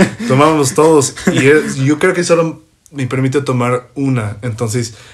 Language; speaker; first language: Spanish; non-native, fluent; English